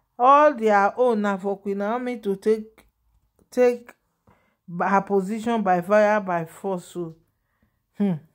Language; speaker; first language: Nigerian Pidgin; non-native, local second language; Yoruba